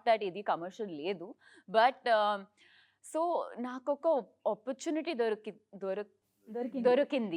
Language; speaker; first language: Telugu; non-native, learner; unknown